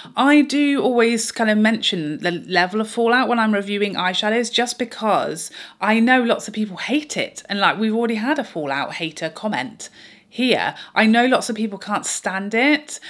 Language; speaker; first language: English; native; English